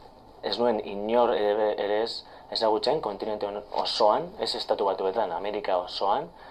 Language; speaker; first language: Basque; non-native, local second language; Spanish